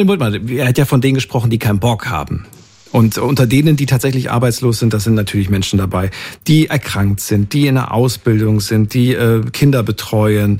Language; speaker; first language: German; native; German